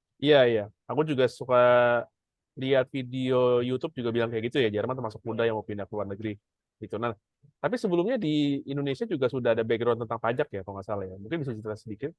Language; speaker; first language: Indonesian; native; Indonesian